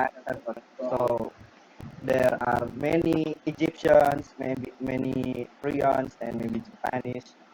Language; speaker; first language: English; non-native, learner; Indonesian